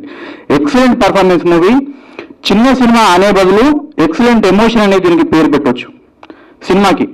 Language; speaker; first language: Telugu; native; Telugu